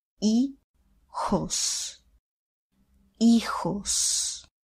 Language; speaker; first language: Spanish; native; Spanish